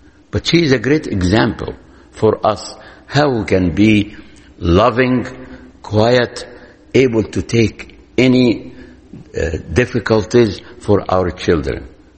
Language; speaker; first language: English; non-native, fluent; Arabic